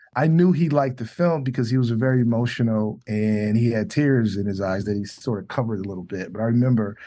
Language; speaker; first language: English; native; English